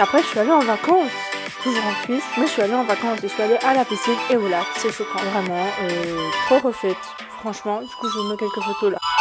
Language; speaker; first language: French; native; French